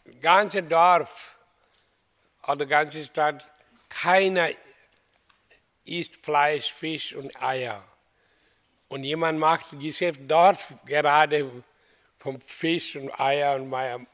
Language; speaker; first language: German; non-native, fluent; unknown